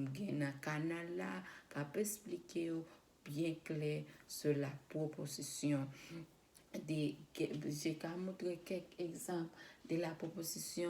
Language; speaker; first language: French; non-native, learner; Spanish